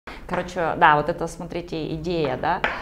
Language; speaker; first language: Russian; native; Russian